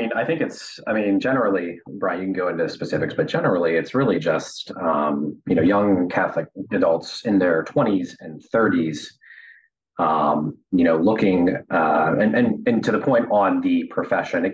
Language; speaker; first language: English; native; English